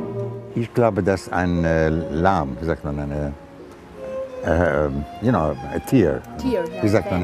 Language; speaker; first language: German; non-native, learner; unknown